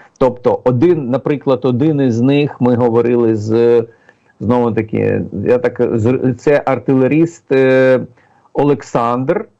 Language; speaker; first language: Ukrainian; native; Ukrainian